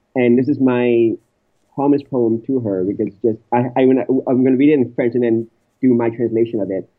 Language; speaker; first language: English; native; English